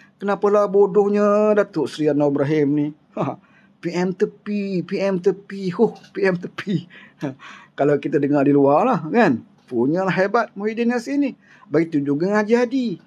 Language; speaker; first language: Malay; native; Malay